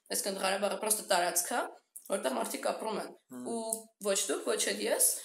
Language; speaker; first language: Armenian; native; Armenian